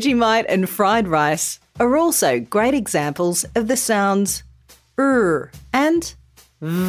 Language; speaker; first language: English; native; English